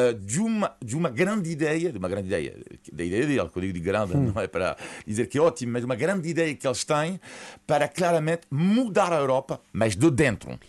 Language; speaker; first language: Portuguese; non-native, fluent; French